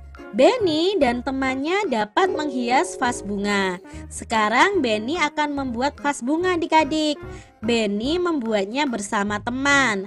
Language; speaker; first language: Indonesian; native; Indonesian